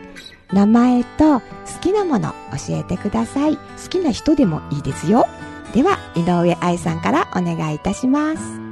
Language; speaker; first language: Japanese; native; Japanese